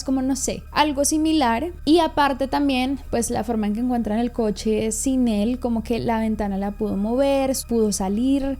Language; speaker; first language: Spanish; native; Spanish